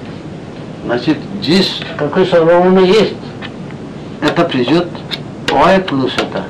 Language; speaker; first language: Russian; non-native, learner; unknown